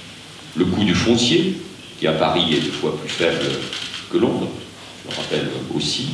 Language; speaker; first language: French; native; French